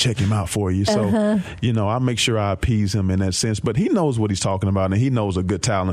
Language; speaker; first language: English; native; English